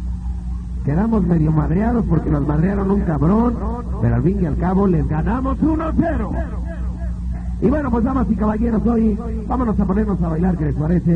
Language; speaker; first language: Spanish; native; Spanish